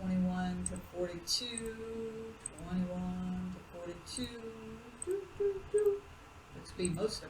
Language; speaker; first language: English; native; English